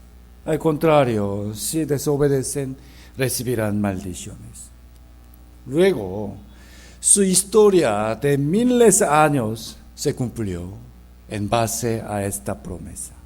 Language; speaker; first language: Spanish; non-native, fluent; Korean